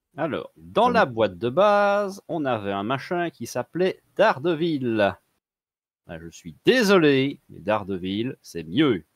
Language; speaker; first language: French; native; French